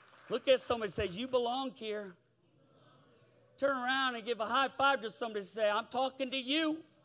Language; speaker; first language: English; native; English